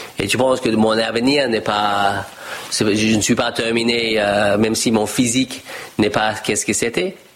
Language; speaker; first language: French; non-native, fluent; English